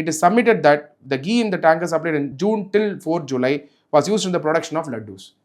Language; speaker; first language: English; non-native, local second language; Tamil